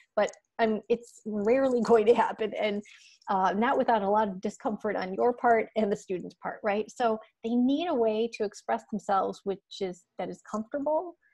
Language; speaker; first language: English; native; English